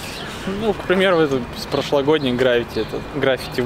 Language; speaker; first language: Russian; native; Russian